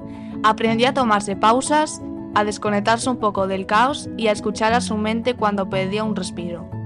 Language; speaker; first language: Spanish; native; Spanish